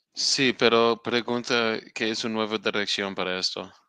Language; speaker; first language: Spanish; non-native, learner; English